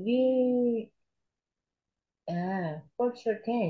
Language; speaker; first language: English; non-native, learner; Korean